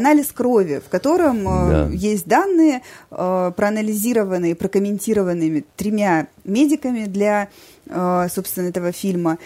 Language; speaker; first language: Russian; native; Russian